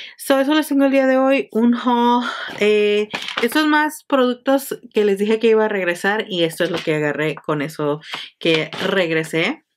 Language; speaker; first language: Spanish; early bilingual, heritage; Spanish